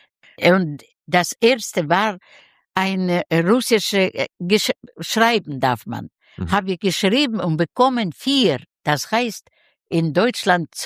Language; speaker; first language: German; non-native, learner; Russian